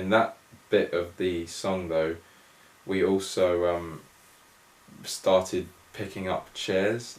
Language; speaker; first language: English; native; English